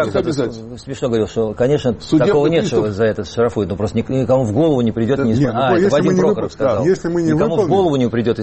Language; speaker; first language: Russian; native; Russian